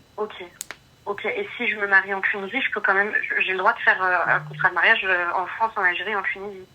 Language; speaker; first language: French; early bilingual, other home language; Arabic